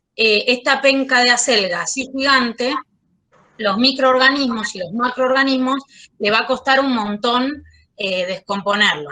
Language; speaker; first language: Spanish; native; Spanish